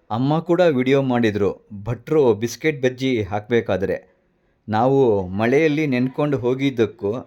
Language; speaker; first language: Kannada; native; Kannada